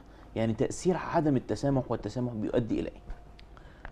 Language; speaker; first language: Arabic; native; Arabic